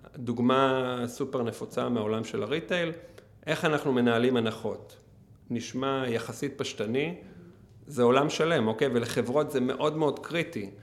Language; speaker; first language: Hebrew; native; Hebrew